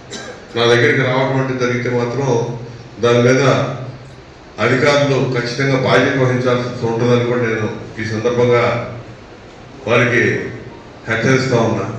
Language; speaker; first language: Telugu; native; Telugu